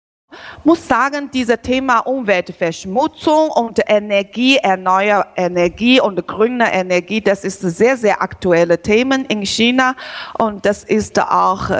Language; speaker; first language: German; non-native, learner; Chinese